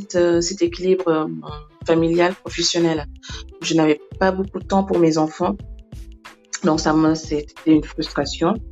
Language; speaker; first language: French; non-native, local second language; Wolof